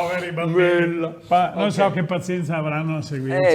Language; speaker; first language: Italian; native; Italian